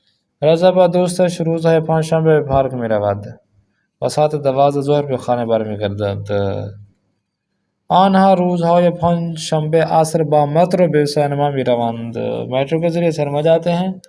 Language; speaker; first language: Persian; non-native, fluent; Urdu